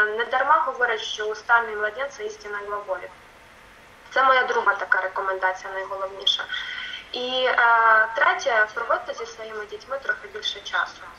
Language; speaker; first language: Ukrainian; non-native, local second language; Russian